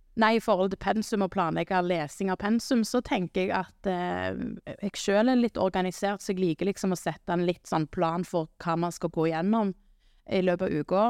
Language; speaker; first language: Norwegian; native; Norwegian